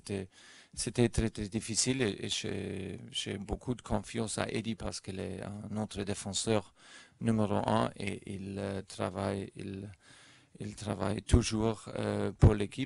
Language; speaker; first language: French; non-native, fluent; German